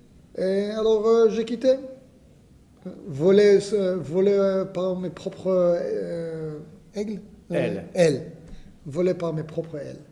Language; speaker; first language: French; non-native, fluent; Hebrew